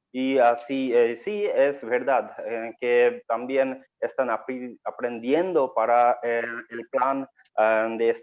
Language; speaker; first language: Spanish; non-native, learner; Bangla